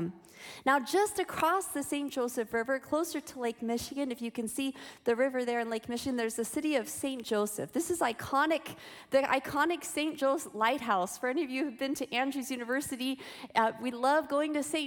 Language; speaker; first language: English; native; English